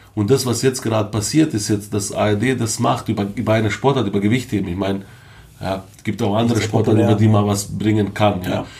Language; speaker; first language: German; early bilingual, other home language; Bosnian